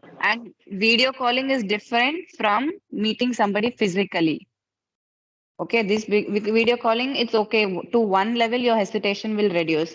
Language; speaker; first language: English; non-native, fluent; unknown